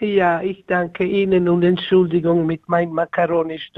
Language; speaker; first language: German; non-native, learner; Italian